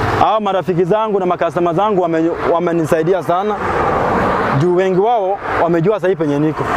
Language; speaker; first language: Swahili; non-native, local second language; Luo (Kenya and Tanzania)